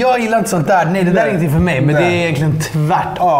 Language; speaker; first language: Swedish; native; Swedish